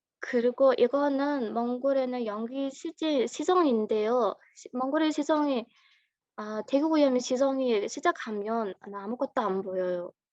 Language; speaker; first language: Korean; non-native, learner; Mongolian